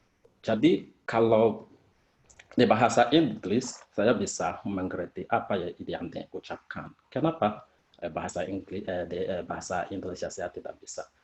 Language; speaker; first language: Indonesian; non-native, fluent; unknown